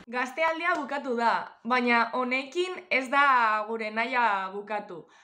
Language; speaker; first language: Basque; non-native, local second language; Spanish